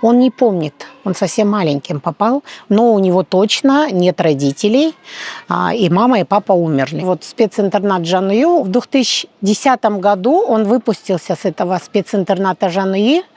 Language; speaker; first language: Russian; native; Russian